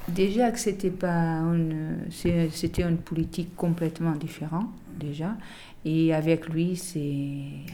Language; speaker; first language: French; non-native, learner; Portuguese